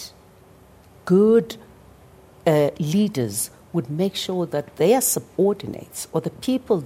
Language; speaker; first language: English; non-native, local second language; Zulu